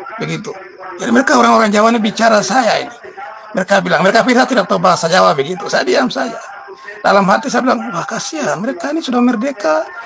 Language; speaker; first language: Indonesian; non-native, local second language; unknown